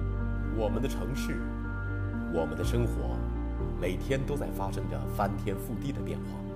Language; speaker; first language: Chinese; native; Chinese